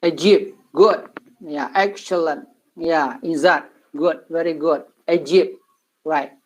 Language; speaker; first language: English; non-native, learner; Indonesian